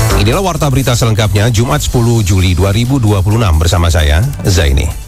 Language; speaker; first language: Indonesian; native; Indonesian